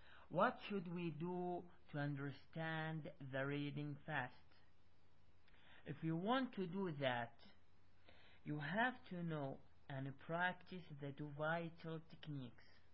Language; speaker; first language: English; non-native, fluent; Arabic